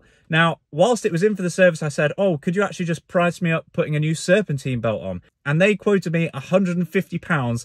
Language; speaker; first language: English; native; English